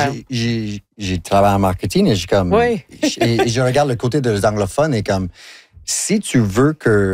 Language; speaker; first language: French; non-native, local second language; English